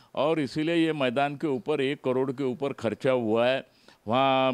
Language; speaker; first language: Hindi; non-native, local second language; Marathi